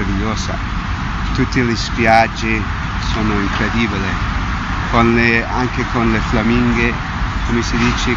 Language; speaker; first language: Italian; non-native, learner; English